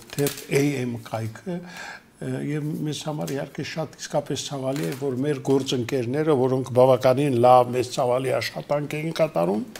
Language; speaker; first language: Armenian; native; Armenian